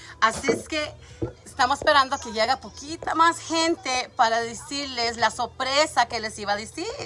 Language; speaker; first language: Spanish; early bilingual, heritage; Spanish